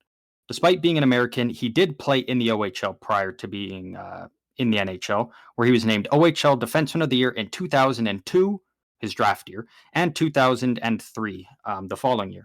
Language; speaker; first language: English; native; English